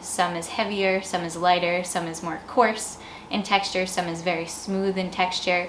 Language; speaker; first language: English; native; English